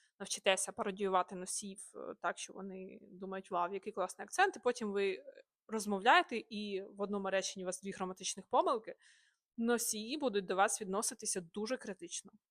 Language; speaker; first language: Ukrainian; native; Ukrainian